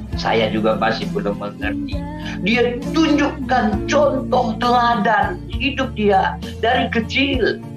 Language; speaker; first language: Indonesian; non-native, local second language; Achinese